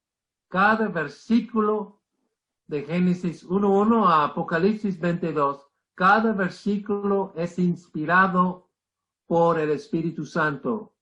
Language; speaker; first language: Spanish; non-native, fluent; English